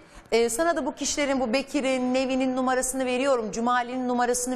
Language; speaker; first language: Turkish; native; Turkish